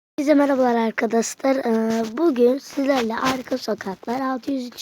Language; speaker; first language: Turkish; native; Turkish